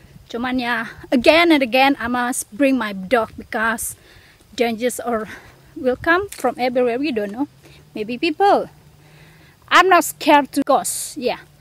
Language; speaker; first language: English; non-native, learner; Indonesian